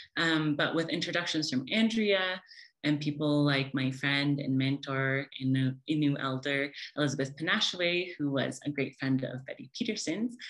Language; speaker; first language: English; native; English